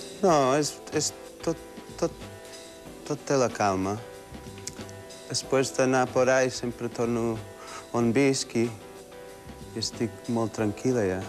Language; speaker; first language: Catalan; early bilingual, heritage; Catalan